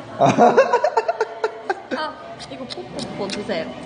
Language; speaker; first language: Korean; non-native, learner; Japanese